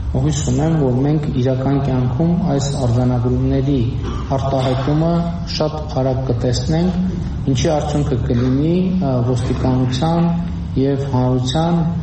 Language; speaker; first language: Armenian; native; Armenian